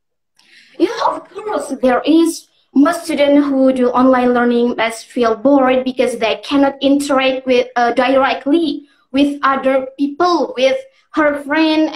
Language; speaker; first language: English; non-native, learner; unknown